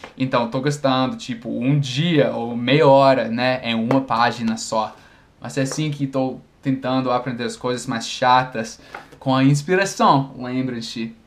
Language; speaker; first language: Portuguese; non-native, fluent; English